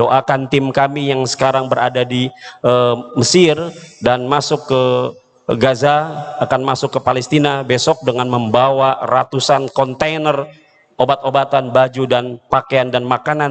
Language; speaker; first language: Indonesian; native; Indonesian